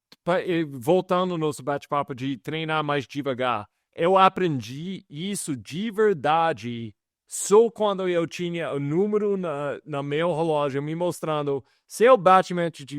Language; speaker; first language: Portuguese; non-native, fluent; English